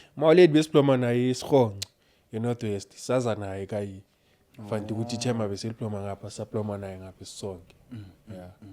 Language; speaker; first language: Zulu; native; Zulu